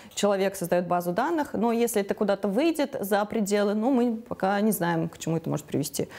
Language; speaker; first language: Russian; native; Russian